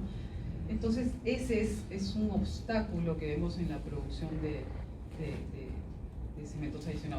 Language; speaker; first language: Spanish; native; Spanish